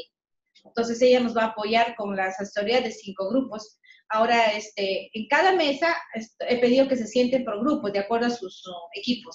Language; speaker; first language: Spanish; native; Spanish